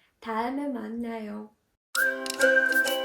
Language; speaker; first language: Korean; non-native, fluent; Ukrainian